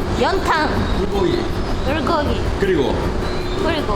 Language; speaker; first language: Korean; non-native, learner; Japanese